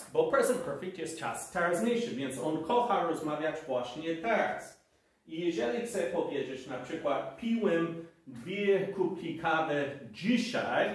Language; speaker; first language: Polish; non-native, fluent; English